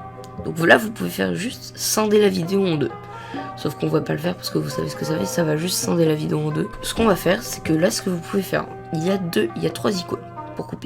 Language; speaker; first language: French; native; French